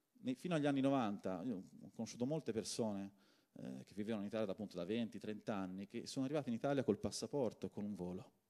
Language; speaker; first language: Italian; native; Italian